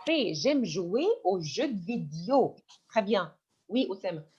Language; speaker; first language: French; non-native, fluent; Arabic